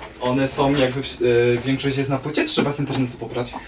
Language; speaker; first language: Polish; native; Polish